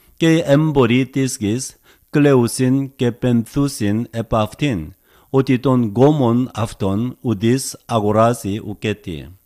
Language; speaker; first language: Greek; non-native, fluent; Korean